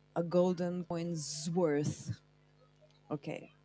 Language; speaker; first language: English; non-native, fluent; Slovenian